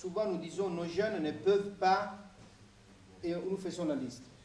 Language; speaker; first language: French; native; French